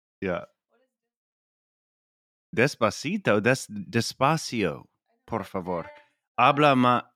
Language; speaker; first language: Spanish; non-native, learner; English